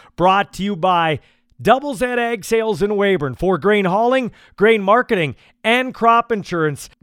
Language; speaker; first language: English; native; English